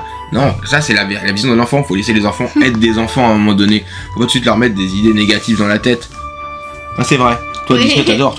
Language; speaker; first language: French; native; French